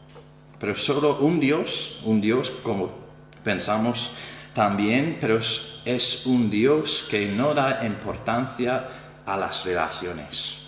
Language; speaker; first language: Spanish; non-native, fluent; English